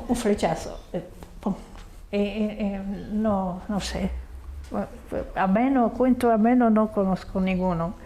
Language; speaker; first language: Spanish; non-native, fluent; Hungarian